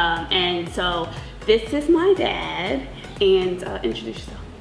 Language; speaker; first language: English; native; English